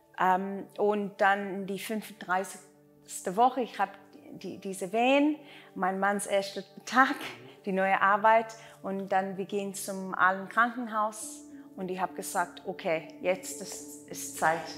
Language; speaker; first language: German; non-native, learner; Afrikaans